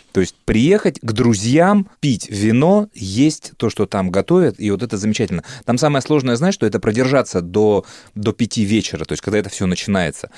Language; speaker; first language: Russian; native; Russian